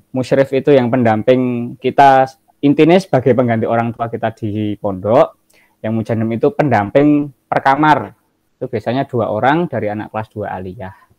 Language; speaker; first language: Indonesian; native; Indonesian